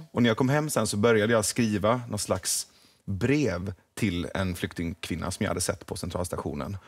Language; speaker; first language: Swedish; early bilingual, other home language; Persian